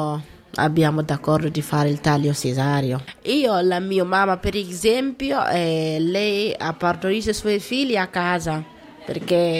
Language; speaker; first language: Italian; non-native, learner; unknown